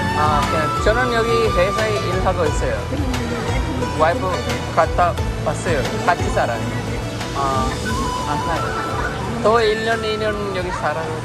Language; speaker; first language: Korean; non-native, learner; Sinhala